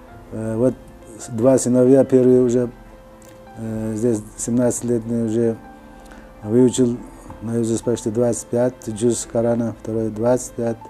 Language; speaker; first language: Russian; non-native, local second language; Uzbek